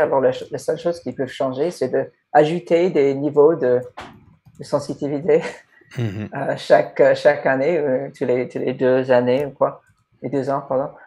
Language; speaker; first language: French; non-native, fluent; English